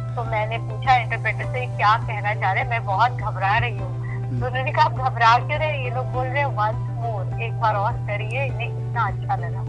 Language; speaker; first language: Hindi; native; Hindi